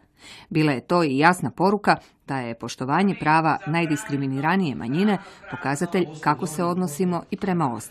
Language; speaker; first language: Croatian; native; Croatian